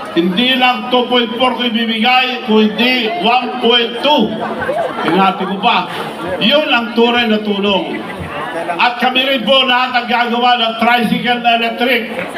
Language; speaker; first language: Filipino; non-native, local second language; Iloko